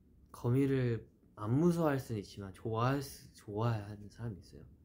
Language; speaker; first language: Korean; early bilingual, heritage; Korean